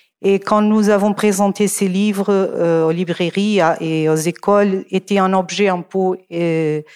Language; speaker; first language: French; non-native, fluent; Portuguese